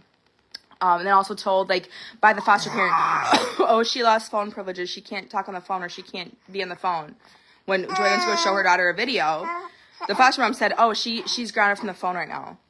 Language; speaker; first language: English; native; English